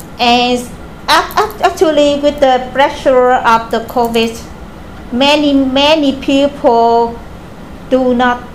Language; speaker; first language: English; non-native, learner; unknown